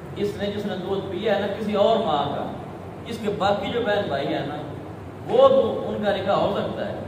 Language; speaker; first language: Urdu; non-native, local second language; Punjabi